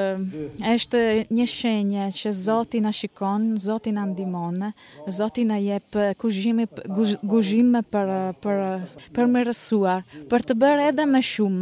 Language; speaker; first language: Albanian; non-native, learner; Italian